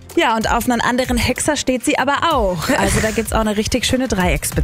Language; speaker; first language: German; native; German